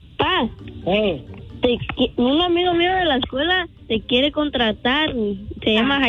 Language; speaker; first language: Spanish; early bilingual, other home language; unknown